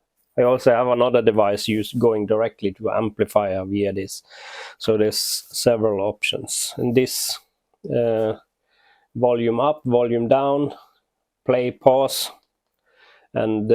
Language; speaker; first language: English; non-native, fluent; Norwegian